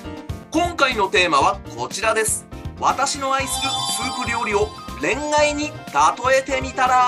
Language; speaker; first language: Japanese; native; Japanese